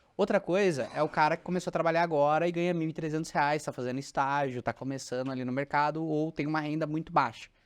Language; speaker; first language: Portuguese; native; Portuguese